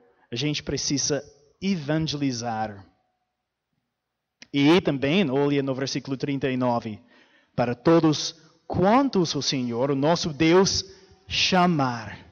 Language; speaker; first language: Portuguese; non-native, fluent; English